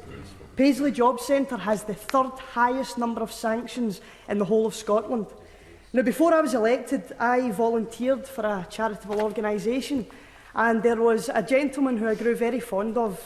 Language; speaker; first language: English; native; English